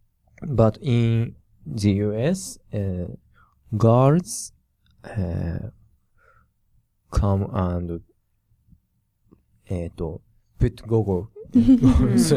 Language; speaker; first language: English; non-native, learner; Japanese